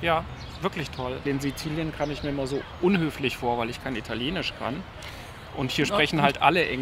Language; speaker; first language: German; native; German